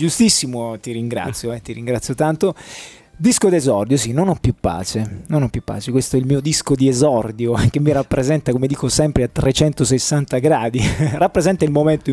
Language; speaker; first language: Italian; native; Italian